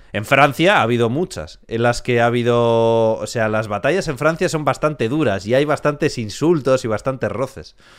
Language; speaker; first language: Spanish; native; Spanish